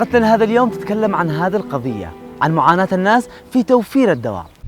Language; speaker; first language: Arabic; native; Arabic